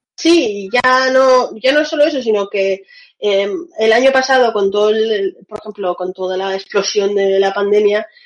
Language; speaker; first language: Spanish; early bilingual, other home language; Russian